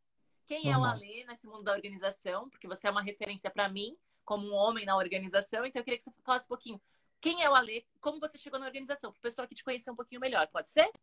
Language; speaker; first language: Portuguese; native; Portuguese